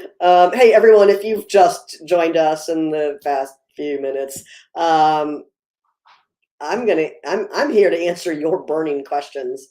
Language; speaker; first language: English; native; English